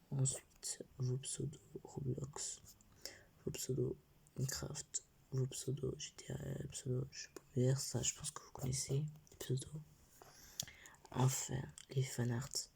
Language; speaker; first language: French; native; French